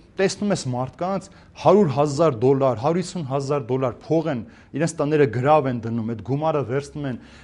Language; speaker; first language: Armenian; native; Armenian